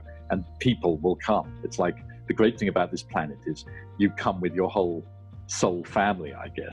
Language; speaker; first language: English; native; English